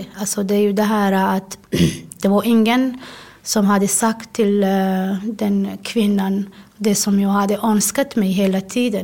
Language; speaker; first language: Swedish; non-native, fluent; Somali